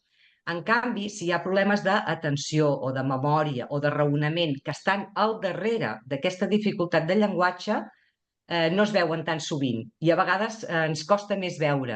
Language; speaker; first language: Catalan; native; Catalan